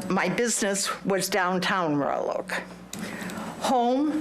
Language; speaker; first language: English; native; English